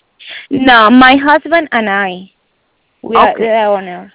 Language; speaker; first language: English; non-native, learner; Spanish